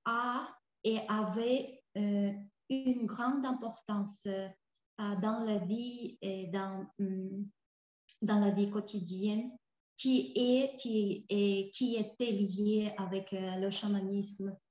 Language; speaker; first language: French; non-native, fluent; Tuvinian